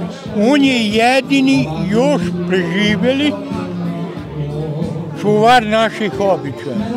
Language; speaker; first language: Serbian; non-native, local second language; Hungarian